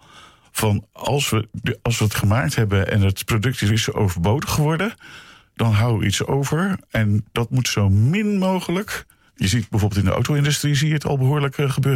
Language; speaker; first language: Dutch; native; Dutch